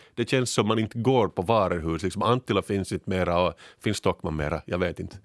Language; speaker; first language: Swedish; native; Swedish